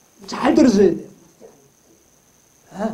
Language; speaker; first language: Korean; native; Korean